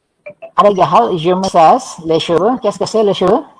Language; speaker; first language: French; non-native, fluent; Indonesian